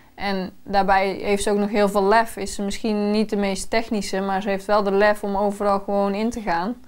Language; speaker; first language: Dutch; native; Dutch